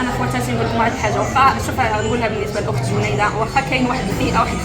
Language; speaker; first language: Arabic; native; Arabic